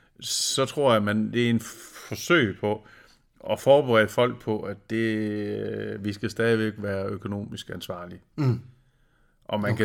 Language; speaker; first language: Danish; native; Danish